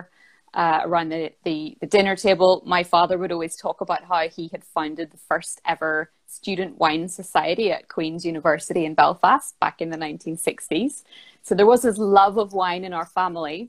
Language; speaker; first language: English; native; English